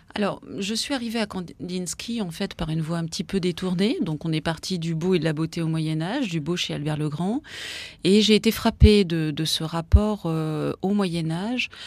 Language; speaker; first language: French; native; French